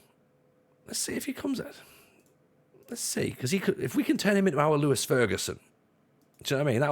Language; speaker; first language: English; native; English